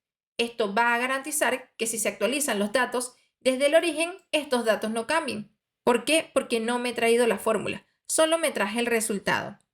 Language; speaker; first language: Spanish; native; Spanish